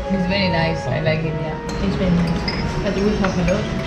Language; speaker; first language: English; non-native, learner; Spanish